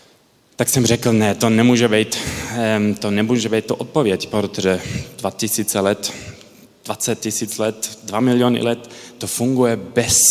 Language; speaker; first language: Czech; early bilingual, heritage; Czech